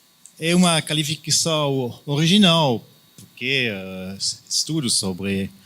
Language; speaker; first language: Portuguese; non-native, fluent; Italian